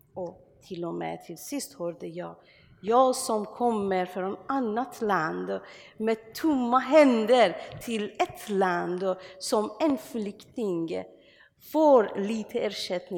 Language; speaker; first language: Swedish; non-native, learner; Persian